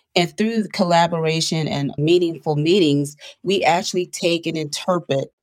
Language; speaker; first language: English; native; English